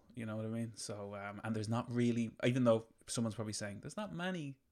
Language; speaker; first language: English; native; English